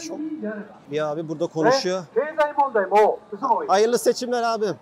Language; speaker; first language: Turkish; native; Turkish